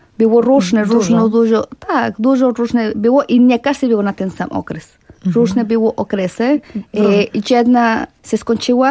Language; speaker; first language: Polish; non-native, fluent; Spanish